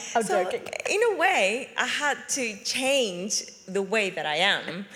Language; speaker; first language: English; non-native, fluent; Spanish